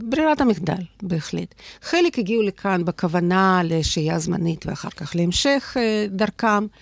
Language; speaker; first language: Hebrew; non-native, fluent; Russian